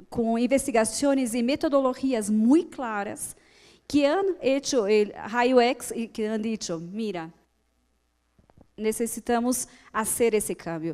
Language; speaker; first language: Spanish; non-native, fluent; Portuguese